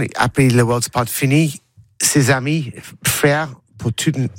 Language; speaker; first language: French; non-native, learner; English